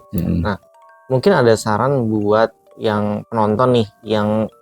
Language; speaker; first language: Indonesian; native; Indonesian